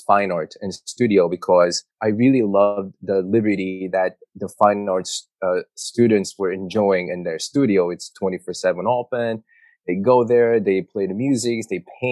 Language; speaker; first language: English; non-native, fluent; Korean